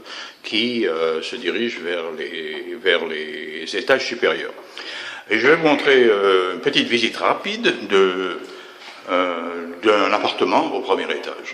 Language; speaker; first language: French; native; French